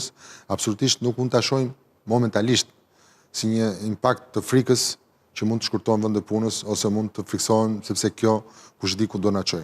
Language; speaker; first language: Albanian; native; Albanian